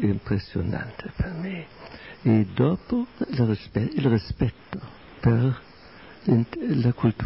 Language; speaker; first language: Italian; non-native, fluent; German